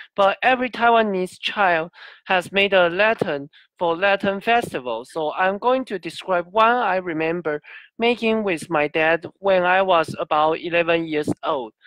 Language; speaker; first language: English; non-native, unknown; Chinese